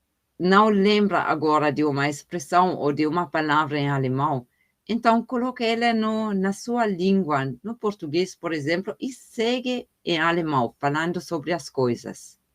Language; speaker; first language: Portuguese; non-native, fluent; German